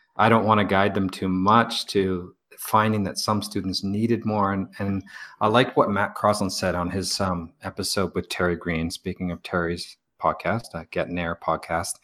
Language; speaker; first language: English; native; English